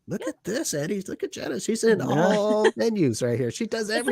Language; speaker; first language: English; native; English